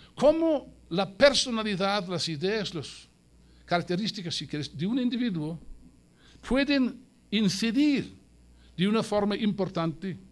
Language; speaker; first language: Spanish; non-native, fluent; English